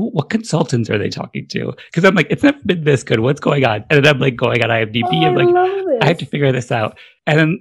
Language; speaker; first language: English; native; English